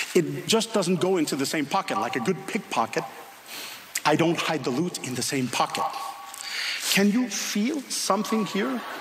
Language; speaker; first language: English; non-native, fluent; Finnish